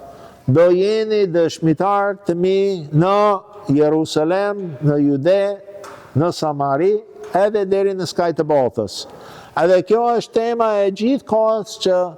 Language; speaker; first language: Albanian; non-native, fluent; English